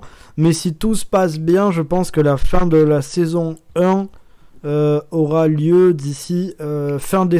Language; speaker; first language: French; native; French